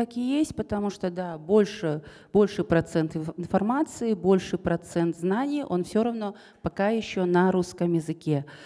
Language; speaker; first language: Russian; non-native, local second language; Kazakh